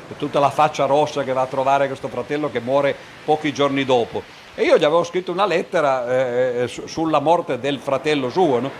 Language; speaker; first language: Italian; native; Italian